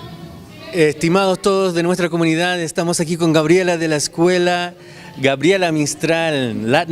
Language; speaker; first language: Spanish; native; Spanish